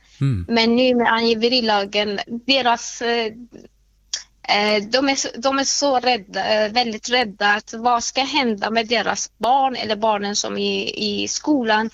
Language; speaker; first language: Swedish; non-native, fluent; Persian